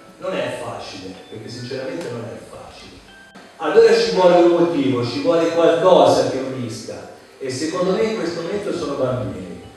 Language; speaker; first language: Italian; native; Italian